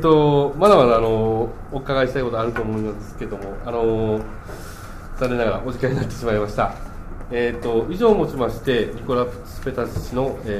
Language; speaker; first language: Japanese; native; Japanese